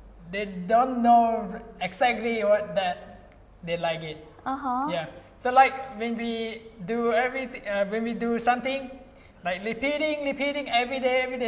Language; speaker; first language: English; non-native, fluent; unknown